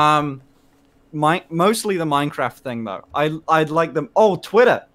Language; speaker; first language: English; native; English